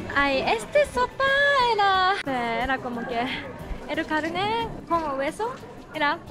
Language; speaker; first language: Spanish; non-native, learner; Japanese